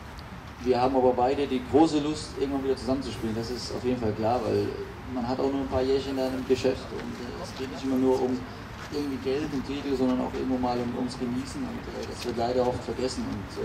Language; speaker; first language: German; native; German